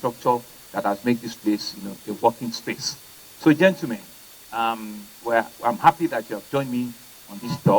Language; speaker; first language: English; non-native, local second language; Yoruba